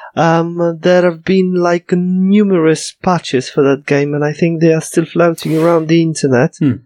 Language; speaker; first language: English; non-native, fluent; Polish